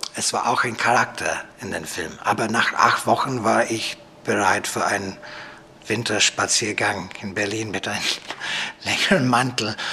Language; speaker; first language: German; non-native, fluent; English